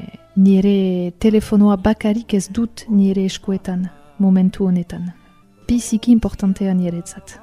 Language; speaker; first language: Basque; non-native, learner; French